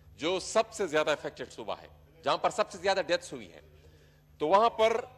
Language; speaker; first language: Urdu; non-native, local second language; Pashto